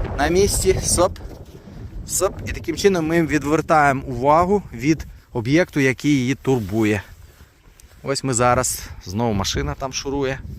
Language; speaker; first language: Ukrainian; non-native, local second language; Russian